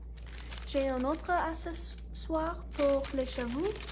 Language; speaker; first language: French; non-native, learner; English